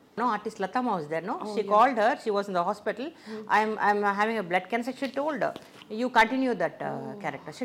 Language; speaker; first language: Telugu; non-native, local second language; Tamil